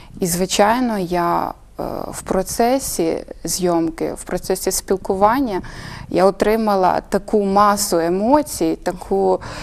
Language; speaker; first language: Ukrainian; native; Ukrainian